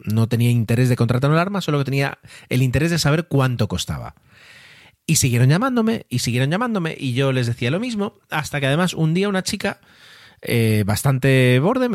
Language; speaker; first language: Spanish; native; Spanish